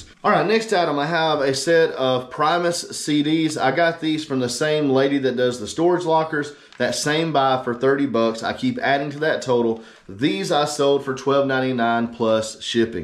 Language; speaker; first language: English; native; English